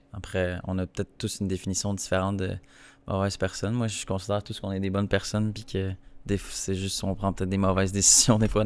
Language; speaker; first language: French; native; French